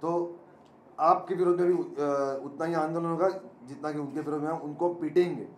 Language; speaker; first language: Hindi; non-native, local second language; Marathi